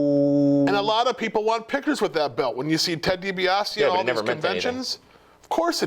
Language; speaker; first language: English; native; English